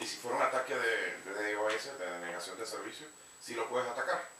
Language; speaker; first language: Spanish; native; Spanish